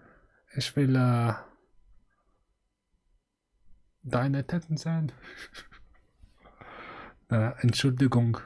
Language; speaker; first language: German; non-native, learner; Mongolian